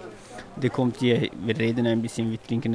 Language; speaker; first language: German; non-native, fluent; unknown